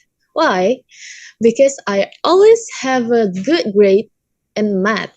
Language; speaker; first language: English; non-native, learner; Indonesian